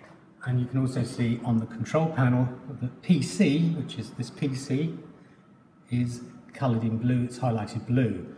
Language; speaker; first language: English; native; English